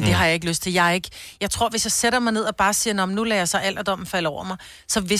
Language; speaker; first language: Danish; native; Danish